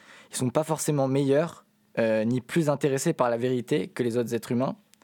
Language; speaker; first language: French; native; French